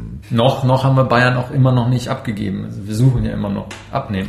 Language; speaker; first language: German; native; German